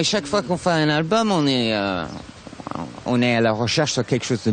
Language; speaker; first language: French; non-native, fluent; English